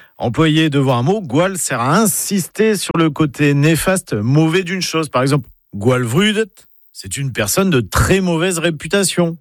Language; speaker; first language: French; native; French